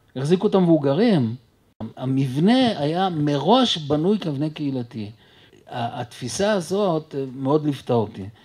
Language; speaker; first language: Hebrew; early bilingual, other home language; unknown